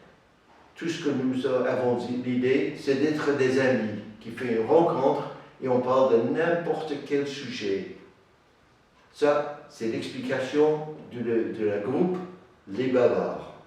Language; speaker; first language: French; non-native, learner; English